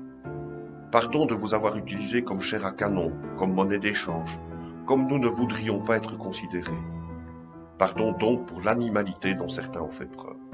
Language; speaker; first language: French; native; French